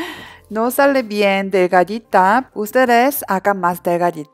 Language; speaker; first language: Spanish; non-native, learner; Korean